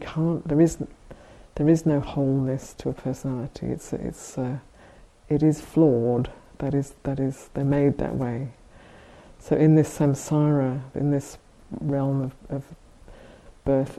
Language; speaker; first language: English; native; English